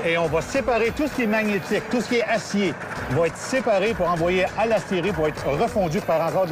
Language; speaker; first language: French; native; French